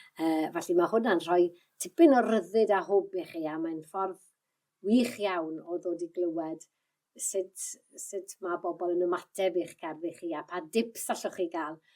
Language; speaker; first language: Welsh; native; Welsh